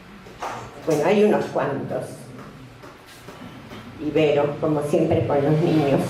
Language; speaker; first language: Spanish; native; Spanish